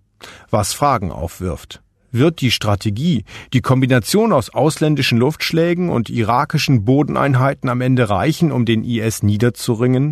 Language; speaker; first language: German; native; German